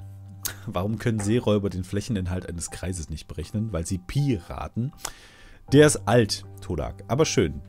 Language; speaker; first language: German; native; German